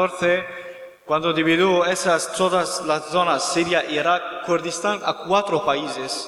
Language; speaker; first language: Spanish; non-native, learner; Kurdish